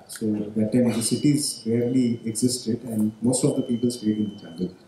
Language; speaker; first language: English; non-native, local second language; Marathi